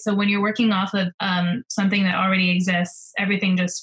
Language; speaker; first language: English; native; English